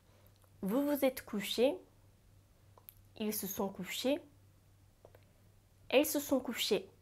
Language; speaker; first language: French; non-native, fluent; Japanese